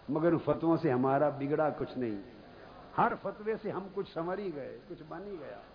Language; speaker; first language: Urdu; non-native, local second language; Punjabi